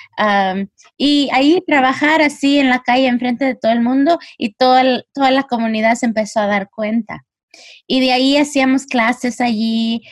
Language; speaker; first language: Spanish; early bilingual, heritage; Spanish